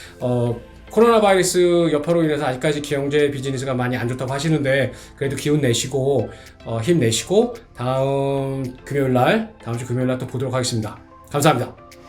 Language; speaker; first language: Korean; native; Korean